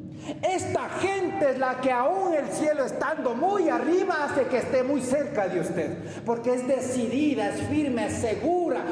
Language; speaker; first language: Spanish; native; Spanish